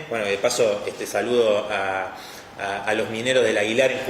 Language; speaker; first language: Spanish; native; Spanish